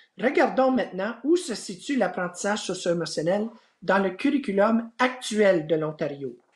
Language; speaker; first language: French; native; French